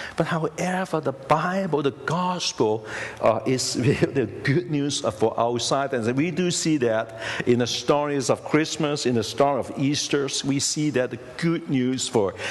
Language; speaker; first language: English; non-native, local second language; Cantonese